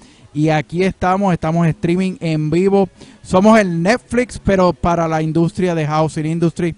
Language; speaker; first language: Spanish; native; Spanish